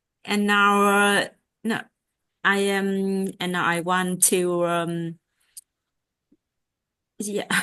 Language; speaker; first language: English; non-native, learner; Vietnamese